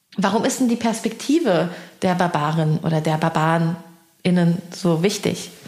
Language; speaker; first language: German; early bilingual, other home language; Persian